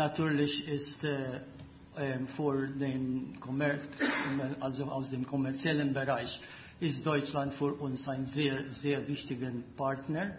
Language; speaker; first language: German; non-native, fluent; Maltese